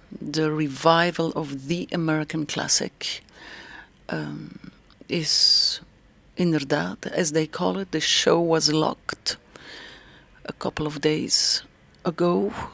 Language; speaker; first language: English; non-native, fluent; Dutch